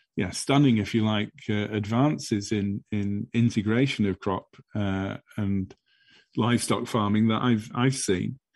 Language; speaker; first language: English; native; English